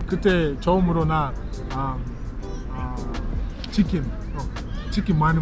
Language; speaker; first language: Korean; non-native, learner; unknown